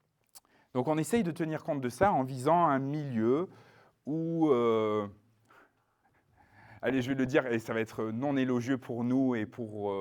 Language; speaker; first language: French; native; French